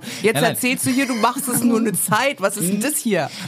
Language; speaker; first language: German; native; German